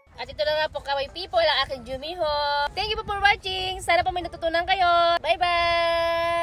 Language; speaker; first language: Filipino; native; Filipino